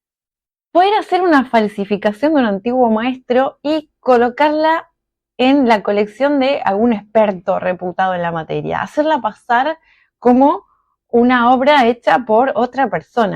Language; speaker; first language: Spanish; native; Spanish